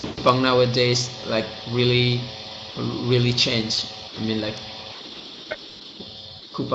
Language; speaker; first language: English; non-native, learner; Indonesian